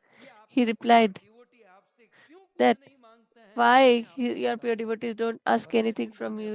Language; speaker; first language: English; non-native, local second language; Hindi